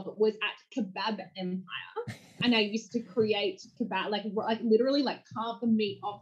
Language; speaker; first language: English; native; English